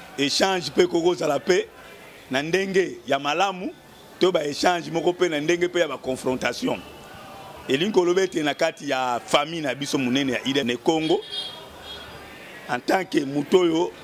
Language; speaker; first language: Lingala; non-native, local second language; Kongo